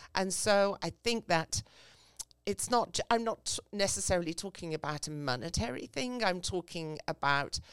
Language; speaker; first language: English; native; English